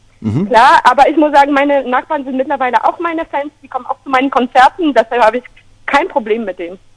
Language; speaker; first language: German; non-native, fluent; Polish